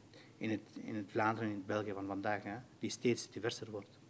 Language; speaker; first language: Dutch; non-native, fluent; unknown